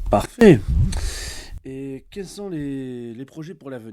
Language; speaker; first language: French; native; French